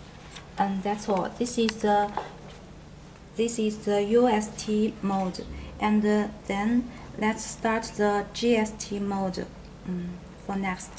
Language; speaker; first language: English; non-native, learner; Chinese